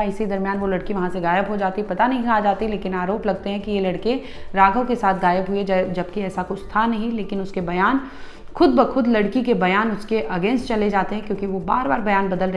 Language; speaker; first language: Hindi; native; Hindi